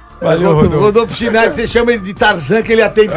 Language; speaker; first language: Portuguese; native; Portuguese